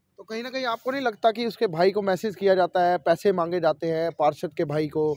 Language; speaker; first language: Hindi; native; Hindi